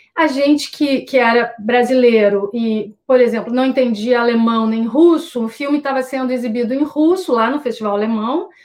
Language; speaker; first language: Portuguese; native; Portuguese